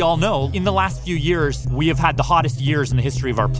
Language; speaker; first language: English; native; English